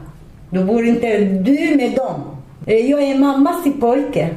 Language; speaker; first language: Swedish; non-native, learner; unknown